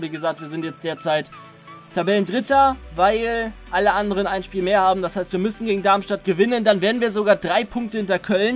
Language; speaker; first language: German; native; German